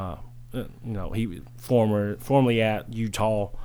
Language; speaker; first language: English; early bilingual, other home language; Chinese